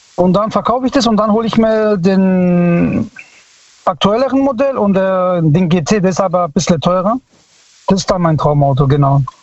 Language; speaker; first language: German; early bilingual, other home language; Italian